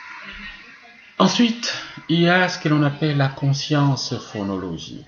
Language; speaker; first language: French; non-native, local second language; Swahili